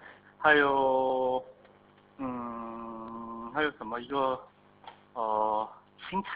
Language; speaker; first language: Chinese; non-native, fluent; Korean